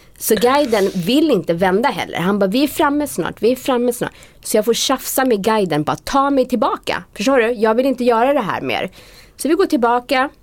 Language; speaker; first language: Swedish; native; Swedish